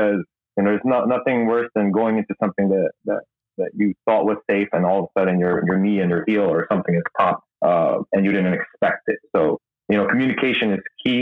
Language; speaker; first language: English; non-native, local second language; Cebuano